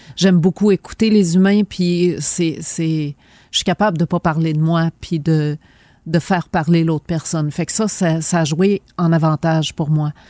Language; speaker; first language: French; native; French